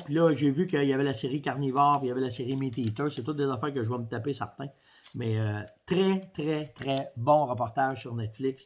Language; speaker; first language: French; native; French